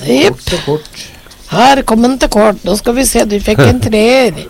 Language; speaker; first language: Norwegian; native; Norwegian